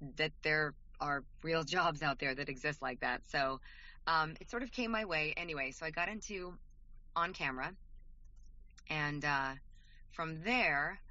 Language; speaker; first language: English; native; English